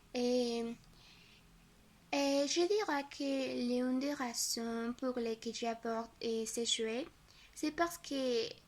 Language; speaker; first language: French; non-native, learner; Spanish